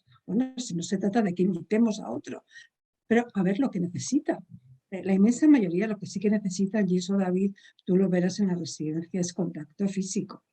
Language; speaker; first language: Spanish; native; Spanish